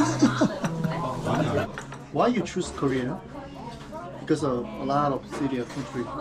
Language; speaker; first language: English; non-native, learner; Korean